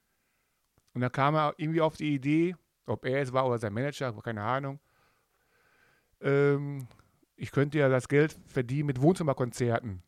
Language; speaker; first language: German; native; German